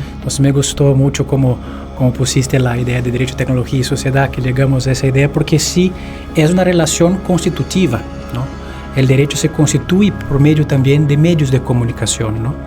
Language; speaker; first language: Spanish; non-native, fluent; Portuguese